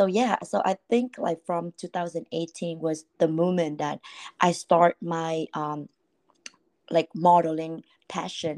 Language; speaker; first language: English; non-native, fluent; Vietnamese